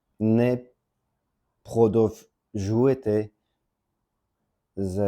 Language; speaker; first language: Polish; non-native, learner; French